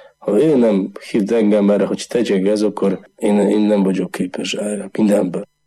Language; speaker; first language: Hungarian; non-native, learner; Polish